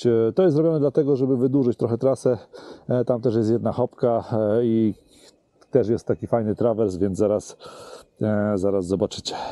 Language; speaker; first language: Polish; native; Polish